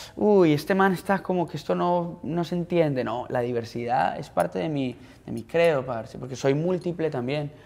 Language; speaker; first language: Spanish; native; Spanish